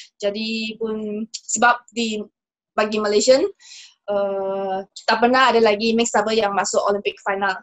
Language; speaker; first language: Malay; non-native, local second language; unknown